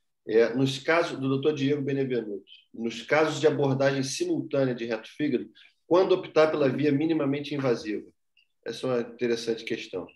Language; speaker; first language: Portuguese; native; Portuguese